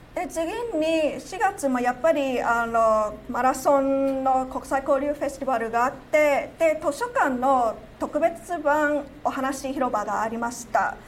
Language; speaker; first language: Japanese; non-native, fluent; Cantonese